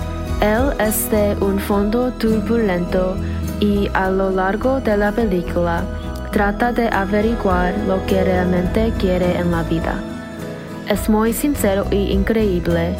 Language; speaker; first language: Spanish; non-native, learner; English